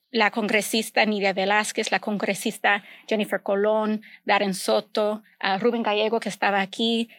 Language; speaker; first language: Spanish; early bilingual, other home language; English